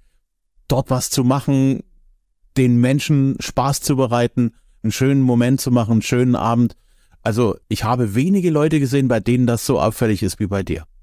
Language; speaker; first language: German; native; German